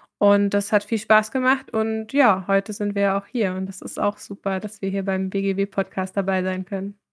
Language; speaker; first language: German; native; German